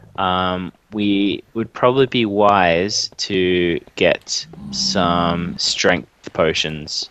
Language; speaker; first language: English; native; English